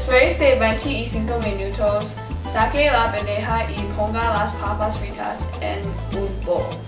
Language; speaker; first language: Spanish; non-native, learner; English